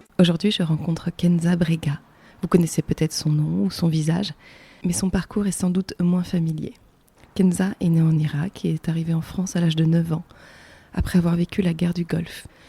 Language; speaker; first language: French; native; French